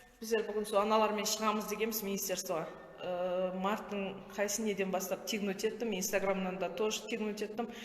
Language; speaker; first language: Kazakh; native; Kazakh